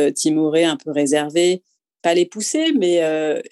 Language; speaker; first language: French; native; French